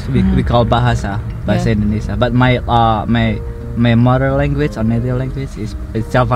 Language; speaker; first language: English; non-native, learner; Javanese